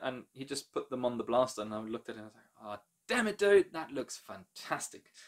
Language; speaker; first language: English; non-native, fluent; German